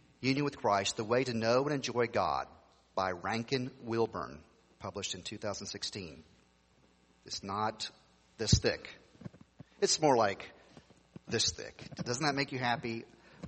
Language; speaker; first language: English; native; English